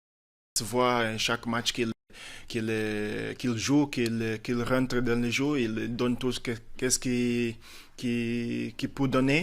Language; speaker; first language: French; non-native, fluent; Portuguese